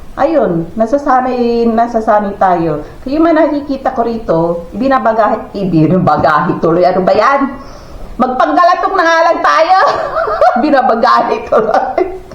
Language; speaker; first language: Filipino; non-native, local second language; Pangasinan